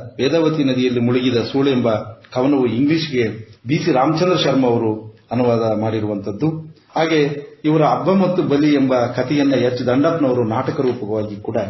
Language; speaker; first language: Kannada; native; Kannada